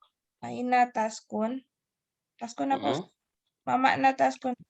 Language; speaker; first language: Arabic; non-native, learner; Indonesian